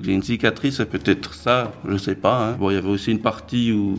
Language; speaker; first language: French; early bilingual, other home language; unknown